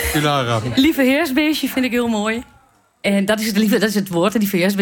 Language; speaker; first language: Dutch; native; Dutch